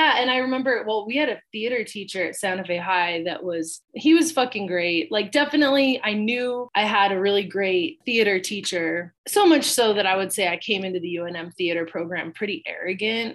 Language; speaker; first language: English; native; English